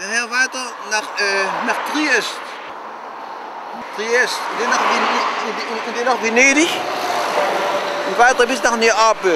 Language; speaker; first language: German; native; German